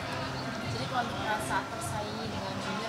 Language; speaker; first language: Indonesian; native; Indonesian